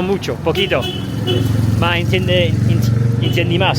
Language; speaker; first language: Spanish; non-native, learner; Italian